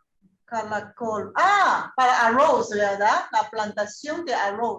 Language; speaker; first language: Spanish; non-native, fluent; Chinese